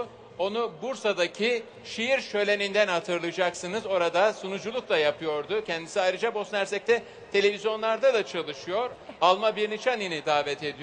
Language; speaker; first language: Turkish; native; Turkish